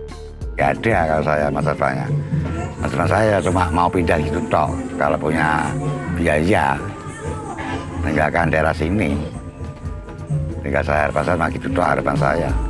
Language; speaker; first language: Indonesian; non-native, local second language; Javanese